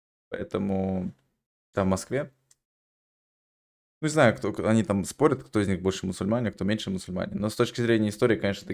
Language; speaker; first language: Russian; native; Russian